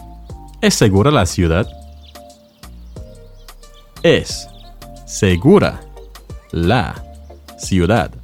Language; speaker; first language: Spanish; non-native, fluent; English